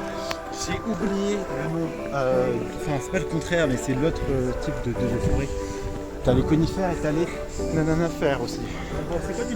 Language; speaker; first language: French; native; French